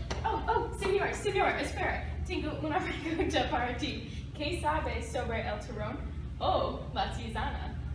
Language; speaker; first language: Spanish; non-native, learner; English